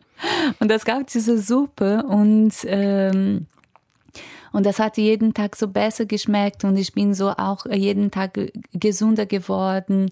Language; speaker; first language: German; non-native, fluent; Portuguese